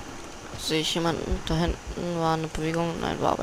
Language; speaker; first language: German; native; German